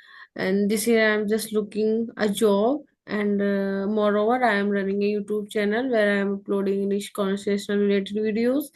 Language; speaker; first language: English; non-native, local second language; Hindi